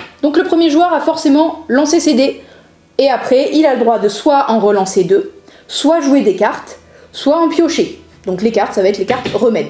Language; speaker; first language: French; native; French